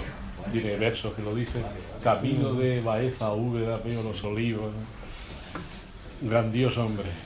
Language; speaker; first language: Spanish; native; Spanish